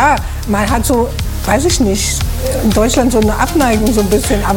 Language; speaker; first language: German; native; German